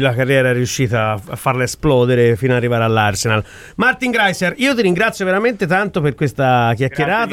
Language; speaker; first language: Italian; native; Italian